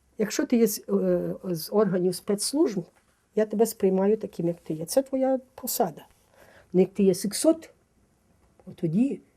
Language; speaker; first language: Ukrainian; native; Ukrainian